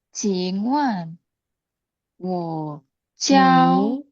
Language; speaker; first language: Chinese; non-native, learner; Indonesian